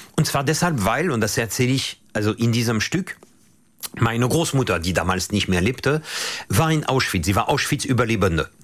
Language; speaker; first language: German; non-native, fluent; French